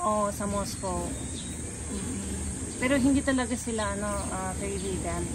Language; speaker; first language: Filipino; non-native, fluent; Russian